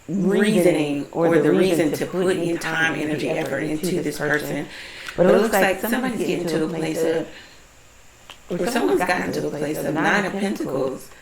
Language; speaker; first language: English; native; English